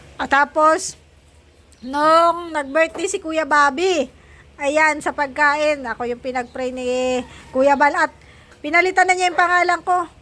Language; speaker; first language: Filipino; native; Filipino